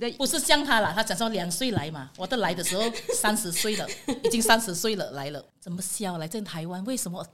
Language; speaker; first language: Chinese; non-native, fluent; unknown